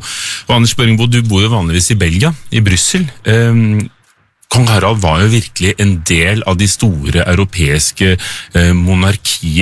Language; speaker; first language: Norwegian; native; Norwegian